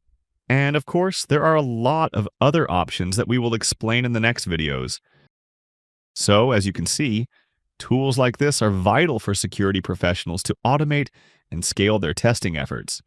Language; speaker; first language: English; non-native, fluent; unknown